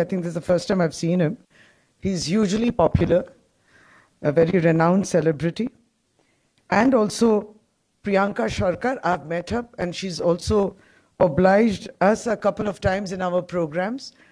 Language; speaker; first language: English; non-native, local second language; Bangla